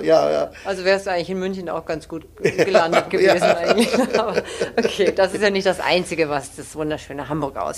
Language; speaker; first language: German; native; German